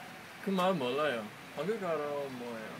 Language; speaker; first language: Korean; non-native, learner; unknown